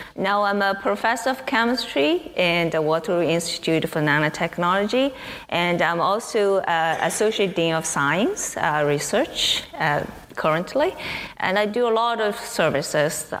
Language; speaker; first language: English; non-native, fluent; Chinese